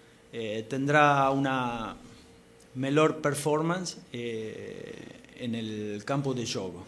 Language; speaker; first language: Spanish; non-native, fluent; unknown